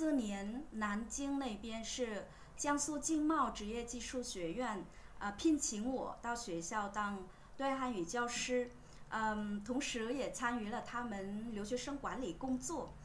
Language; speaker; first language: Chinese; non-native, fluent; Vietnamese